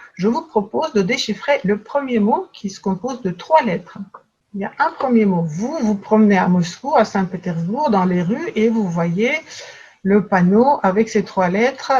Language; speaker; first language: French; non-native, fluent; Russian